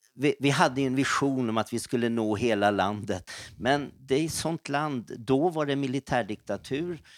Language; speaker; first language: Swedish; native; Swedish